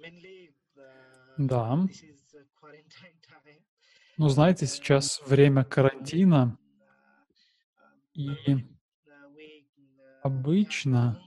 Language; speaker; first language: Russian; non-native, learner; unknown